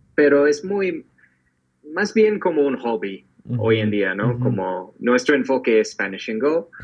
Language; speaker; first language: Spanish; non-native, fluent; English